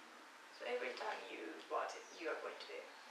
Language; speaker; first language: English; non-native, learner; Japanese